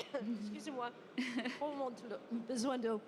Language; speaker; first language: French; non-native, fluent; English